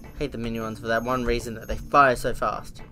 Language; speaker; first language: English; native; English